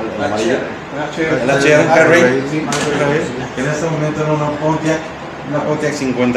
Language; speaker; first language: Spanish; native; Spanish